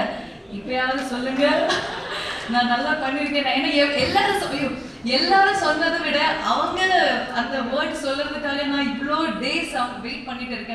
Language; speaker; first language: Tamil; non-native, local second language; Malayalam